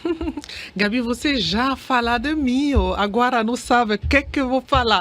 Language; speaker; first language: Portuguese; non-native, learner; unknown